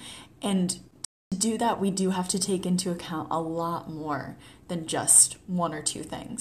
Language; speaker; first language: English; native; English